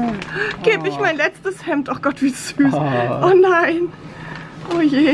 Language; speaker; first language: German; native; German